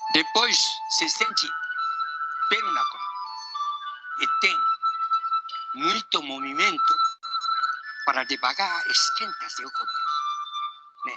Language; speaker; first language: Portuguese; non-native, learner; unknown